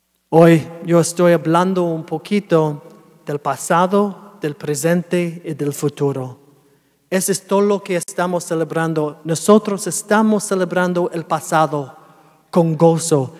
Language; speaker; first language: Spanish; non-native, fluent; English